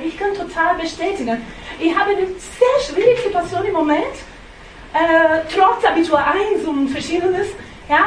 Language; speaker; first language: German; non-native, fluent; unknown